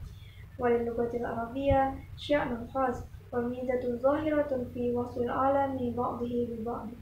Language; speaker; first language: Arabic; non-native, learner; Indonesian